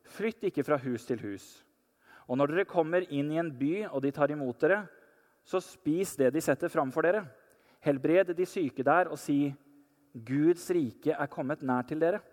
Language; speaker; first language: Norwegian; native; Norwegian